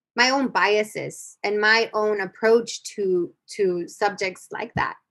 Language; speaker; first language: English; native; English